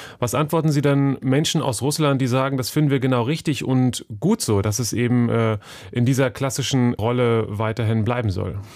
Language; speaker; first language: German; native; German